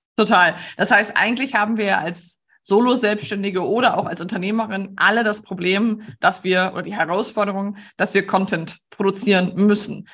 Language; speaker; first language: German; native; German